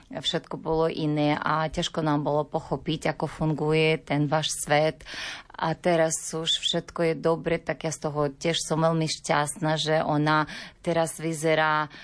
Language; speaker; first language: Slovak; non-native, learner; Ukrainian